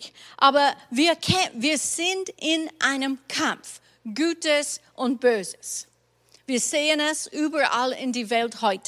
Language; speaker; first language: German; non-native, fluent; English